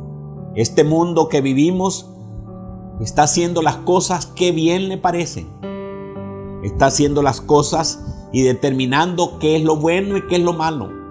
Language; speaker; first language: Spanish; native; Spanish